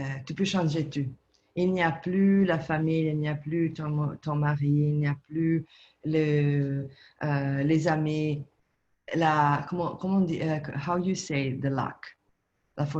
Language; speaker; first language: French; non-native, learner; Italian